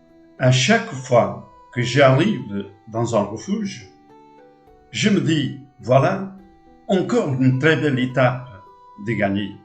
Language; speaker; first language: French; non-native, fluent; Portuguese